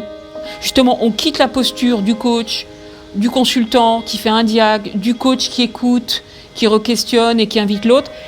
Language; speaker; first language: French; native; French